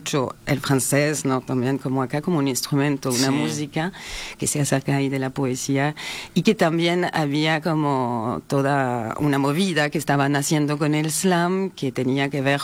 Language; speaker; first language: Spanish; non-native, fluent; French